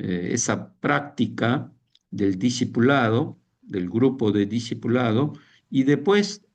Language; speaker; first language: Spanish; non-native, fluent; Korean